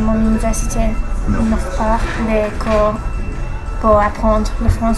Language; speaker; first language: French; non-native, learner; English